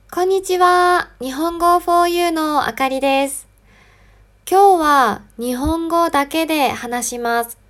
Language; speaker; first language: Japanese; native; Japanese